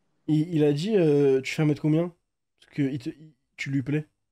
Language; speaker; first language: French; native; French